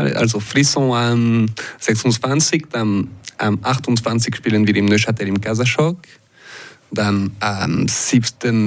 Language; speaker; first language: German; non-native, local second language; French